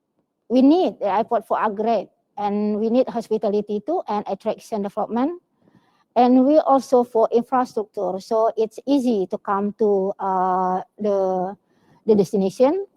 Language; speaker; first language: English; non-native, learner; Indonesian